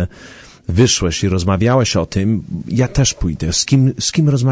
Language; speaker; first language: Polish; early bilingual, heritage; Polish